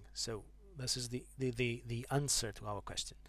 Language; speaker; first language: English; non-native, fluent; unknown